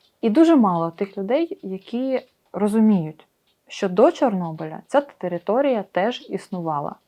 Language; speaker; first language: Ukrainian; native; Ukrainian